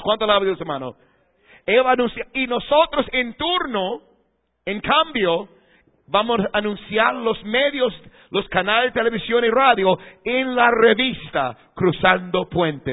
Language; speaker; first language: Spanish; non-native, fluent; English